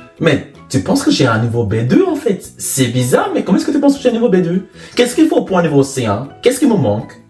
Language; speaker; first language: French; non-native, fluent; English